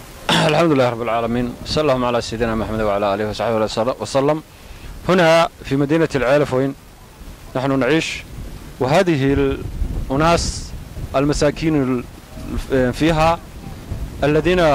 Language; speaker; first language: Arabic; non-native, learner; Somali